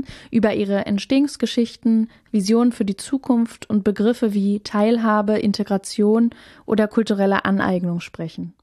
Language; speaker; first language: German; native; German